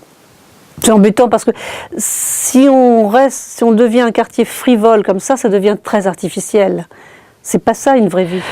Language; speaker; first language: French; native; French